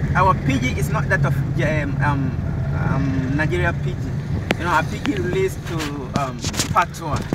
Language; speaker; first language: English; non-native, local second language; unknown